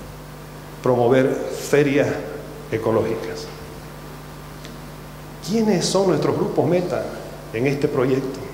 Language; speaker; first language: Spanish; native; Spanish